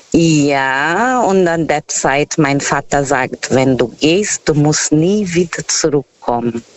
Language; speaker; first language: German; non-native, fluent; Portuguese